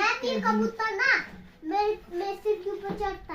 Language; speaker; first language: Hindi; native; Hindi